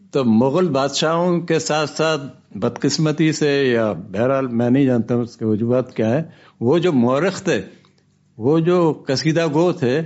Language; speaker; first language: Urdu; non-native, local second language; Baluchi